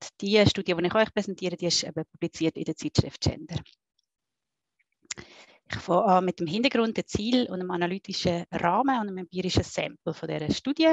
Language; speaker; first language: German; native; German